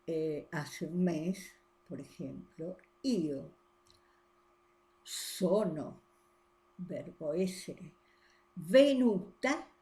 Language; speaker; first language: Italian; non-native, fluent; Spanish